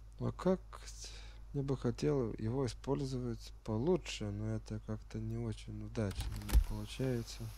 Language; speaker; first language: Russian; non-native, fluent; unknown